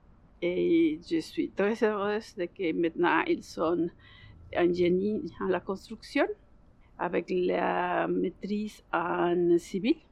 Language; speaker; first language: French; non-native, learner; Spanish